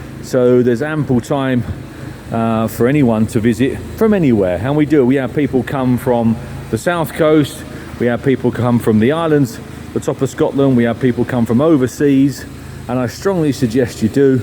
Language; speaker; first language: English; native; English